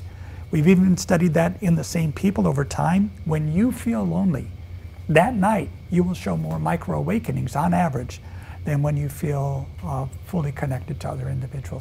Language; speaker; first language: English; native; English